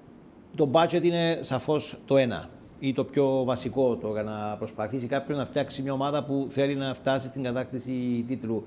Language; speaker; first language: Greek; native; Greek